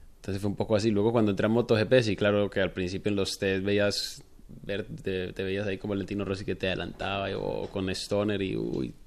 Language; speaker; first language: Spanish; native; Spanish